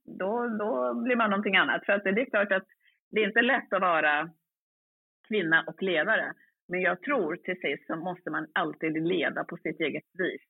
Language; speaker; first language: Swedish; early bilingual, other home language; Swahili